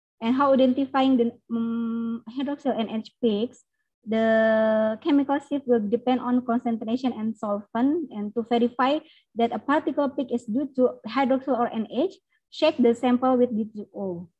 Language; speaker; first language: English; non-native, learner; Indonesian